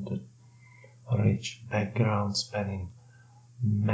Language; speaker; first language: English; non-native, fluent; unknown